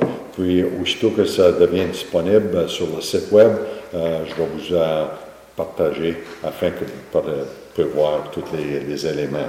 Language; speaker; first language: French; native; French